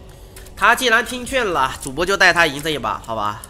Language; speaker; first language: Chinese; native; Chinese